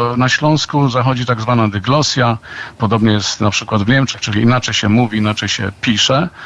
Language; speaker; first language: Polish; native; Polish